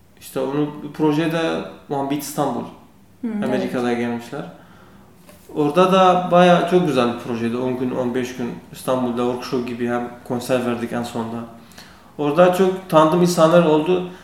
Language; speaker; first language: Turkish; non-native, learner; Kurdish